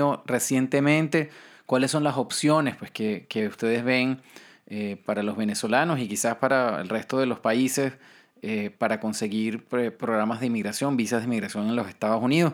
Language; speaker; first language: Spanish; native; Spanish